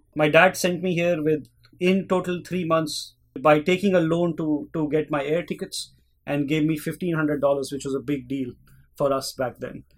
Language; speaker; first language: English; non-native, local second language; Hindi